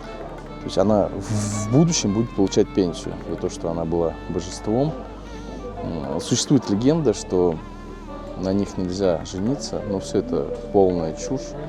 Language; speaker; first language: Russian; native; Russian